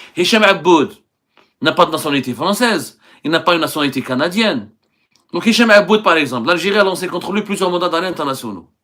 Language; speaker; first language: French; non-native, local second language; Arabic